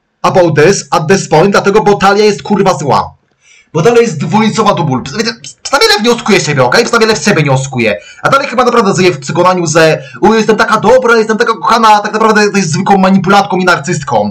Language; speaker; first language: Polish; native; Polish